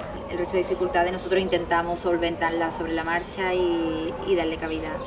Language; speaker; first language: Spanish; native; Spanish